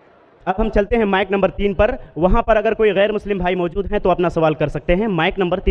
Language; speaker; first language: Hindi; native; Hindi